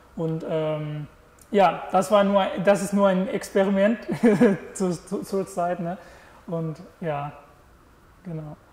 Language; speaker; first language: German; non-native, learner; Portuguese